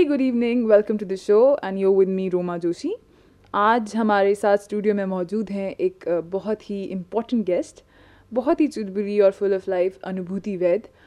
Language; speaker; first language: Hindi; native; Hindi